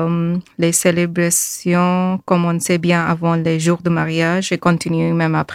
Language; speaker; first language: French; non-native, fluent; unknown